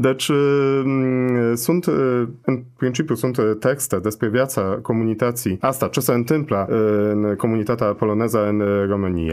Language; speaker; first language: Romanian; non-native, fluent; Polish